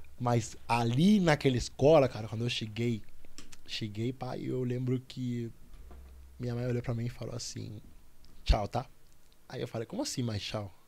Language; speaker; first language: Portuguese; non-native, fluent; Spanish